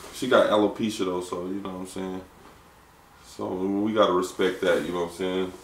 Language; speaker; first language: English; native; English